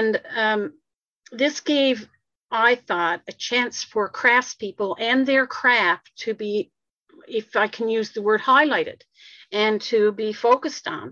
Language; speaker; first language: English; native; English